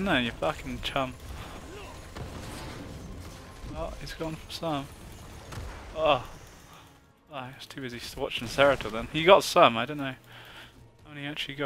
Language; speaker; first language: English; native; English